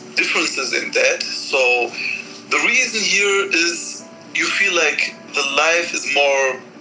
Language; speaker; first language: English; non-native, fluent; Arabic